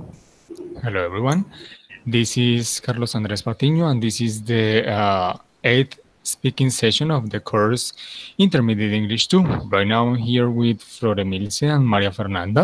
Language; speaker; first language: English; non-native, fluent; Spanish